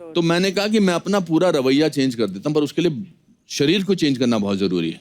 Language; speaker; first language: Hindi; native; Hindi